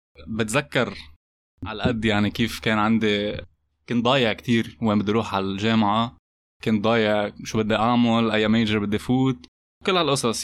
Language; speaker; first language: Arabic; native; Arabic